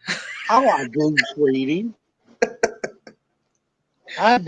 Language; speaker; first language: English; native; English